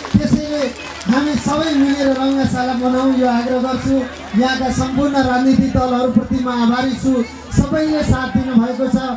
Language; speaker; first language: Nepali; native; Nepali